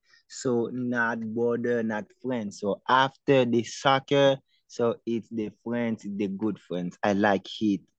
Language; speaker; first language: English; non-native, learner; Haitian Creole